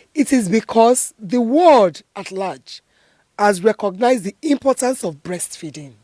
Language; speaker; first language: English; non-native, local second language; Yoruba